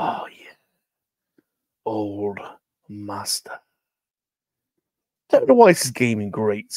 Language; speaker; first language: English; native; English